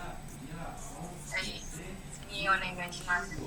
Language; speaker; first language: Japanese; non-native, learner; Indonesian